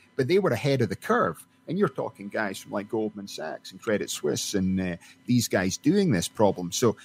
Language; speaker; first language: English; native; English